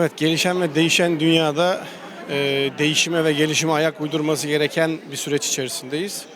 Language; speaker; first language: Turkish; native; Turkish